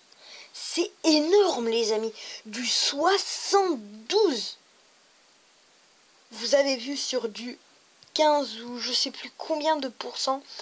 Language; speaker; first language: French; native; French